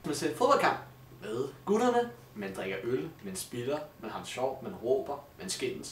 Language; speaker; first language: Danish; early bilingual, other home language; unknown